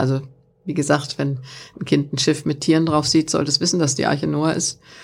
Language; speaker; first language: German; native; German